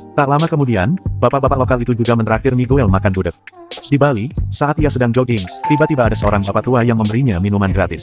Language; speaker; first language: Indonesian; native; Indonesian